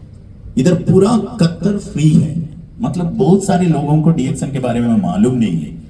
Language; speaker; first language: Hindi; non-native, learner; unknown